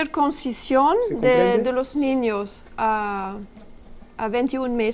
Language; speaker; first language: Spanish; non-native, learner; French